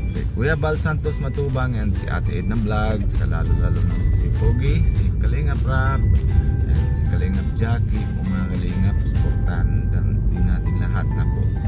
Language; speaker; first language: Filipino; non-native, local second language; Bikol